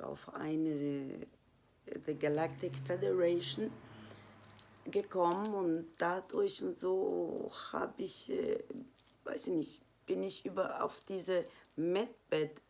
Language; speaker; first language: German; non-native, fluent; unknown